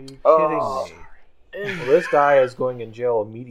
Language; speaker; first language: English; native; English